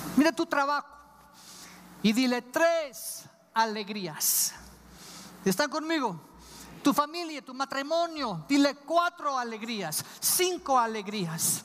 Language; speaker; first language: Spanish; non-native, fluent; English